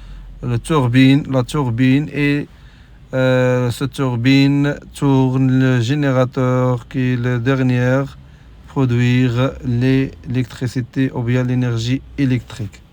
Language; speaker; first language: French; non-native, local second language; Arabic